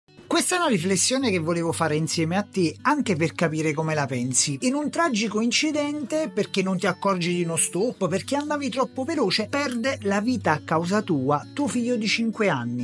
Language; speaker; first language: Italian; native; Italian